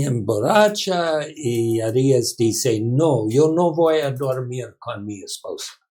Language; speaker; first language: Spanish; non-native, learner; English